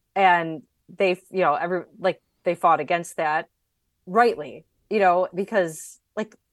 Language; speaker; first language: English; native; English